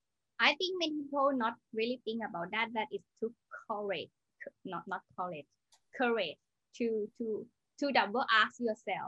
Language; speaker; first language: English; non-native, learner; Thai